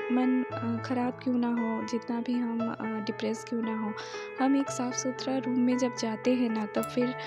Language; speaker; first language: Hindi; non-native, local second language; Bangla